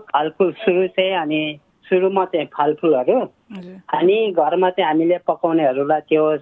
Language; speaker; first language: Nepali; non-native, local second language; Sherpa